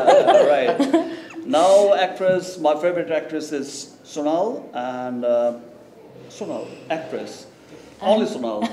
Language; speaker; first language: English; non-native, learner; Bangla